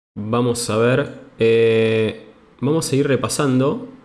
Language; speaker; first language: Spanish; native; Spanish